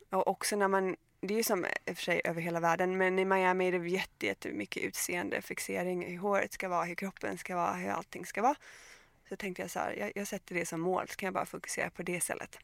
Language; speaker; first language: Swedish; native; Swedish